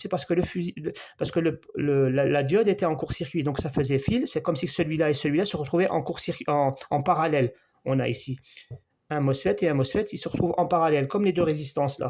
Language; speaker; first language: French; native; French